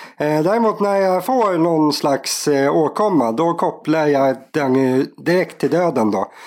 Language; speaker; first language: Swedish; native; Swedish